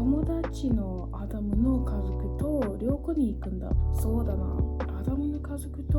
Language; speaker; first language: Japanese; non-native, learner; English